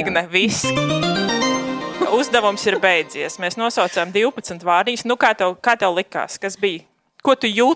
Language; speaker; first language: Latvian; native; Latvian